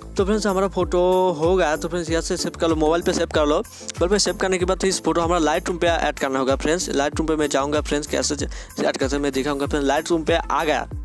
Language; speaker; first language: Hindi; non-native, local second language; Bangla